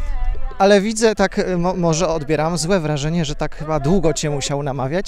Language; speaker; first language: Polish; native; Polish